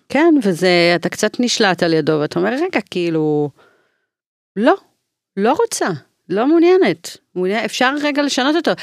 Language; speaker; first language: Hebrew; early bilingual, other home language; English